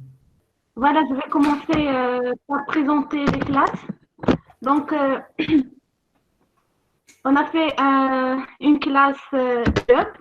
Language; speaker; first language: French; non-native, local second language; Arabic